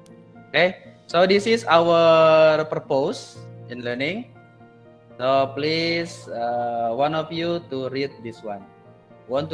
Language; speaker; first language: English; non-native, learner; Indonesian